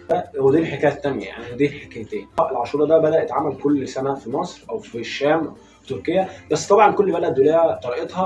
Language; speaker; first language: Arabic; native; Arabic